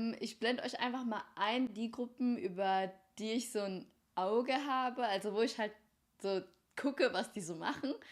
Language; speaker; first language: German; early bilingual, other home language; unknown